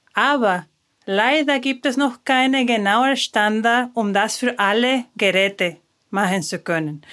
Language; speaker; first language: German; non-native, fluent; Spanish